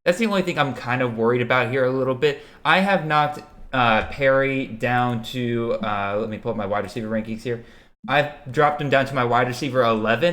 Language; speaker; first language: English; native; English